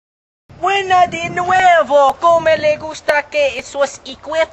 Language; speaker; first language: Spanish; non-native, learner; English